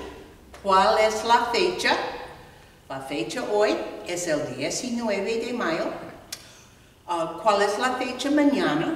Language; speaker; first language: Spanish; non-native, fluent; English